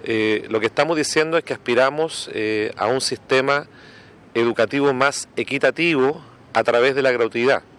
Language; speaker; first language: Spanish; native; Spanish